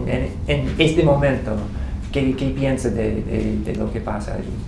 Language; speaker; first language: Spanish; non-native, learner; English